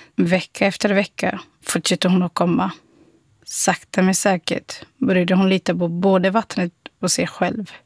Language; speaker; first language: Swedish; non-native, fluent; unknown